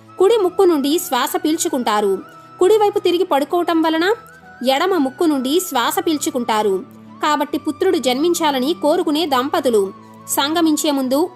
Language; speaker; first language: Telugu; native; Telugu